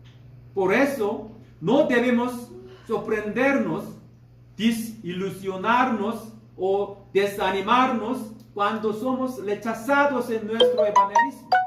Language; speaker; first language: Spanish; non-native, fluent; Korean